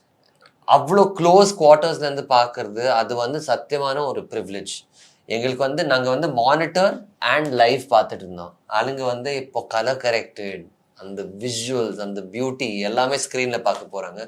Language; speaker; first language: Tamil; non-native, fluent; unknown